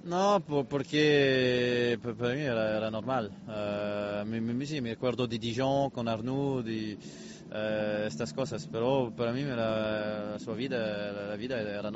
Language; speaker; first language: Spanish; non-native, learner; French